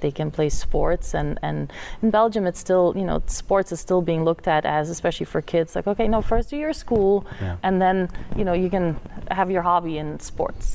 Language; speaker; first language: English; non-native, fluent; Dutch